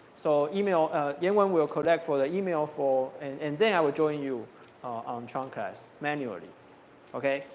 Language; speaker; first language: English; non-native, fluent; Chinese